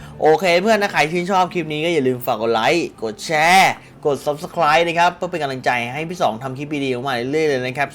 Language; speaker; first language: Thai; native; Thai